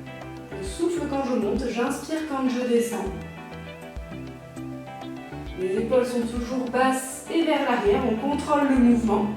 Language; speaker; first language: French; native; French